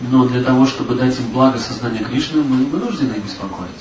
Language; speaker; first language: Russian; native; Russian